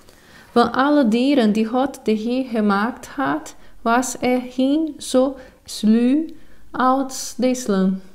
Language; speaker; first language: Dutch; non-native, fluent; Portuguese